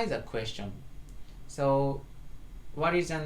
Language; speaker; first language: English; non-native, learner; Japanese